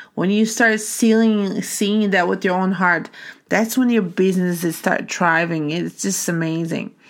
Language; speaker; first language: English; non-native, fluent; Portuguese